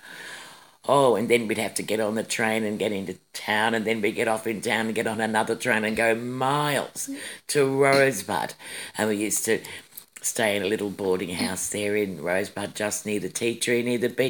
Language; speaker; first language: English; native; English